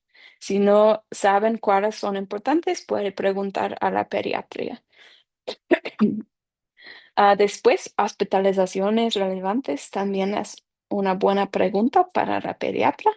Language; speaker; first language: Spanish; non-native, fluent; English